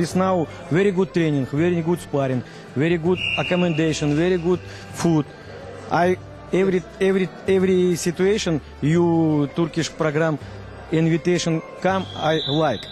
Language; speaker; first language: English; non-native, learner; Russian